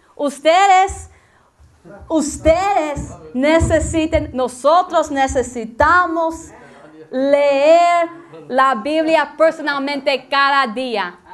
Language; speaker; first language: Spanish; non-native, learner; English